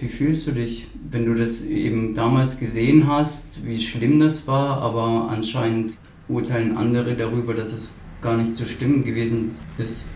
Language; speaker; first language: German; native; German